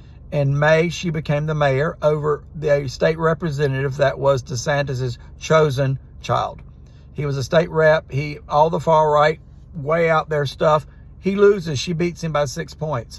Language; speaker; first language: English; native; English